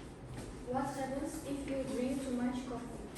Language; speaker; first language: English; non-native, learner; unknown